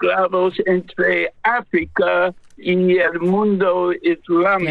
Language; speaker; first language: Spanish; non-native, fluent; English